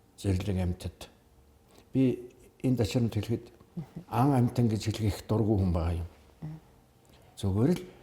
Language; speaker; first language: Mongolian; native; Mongolian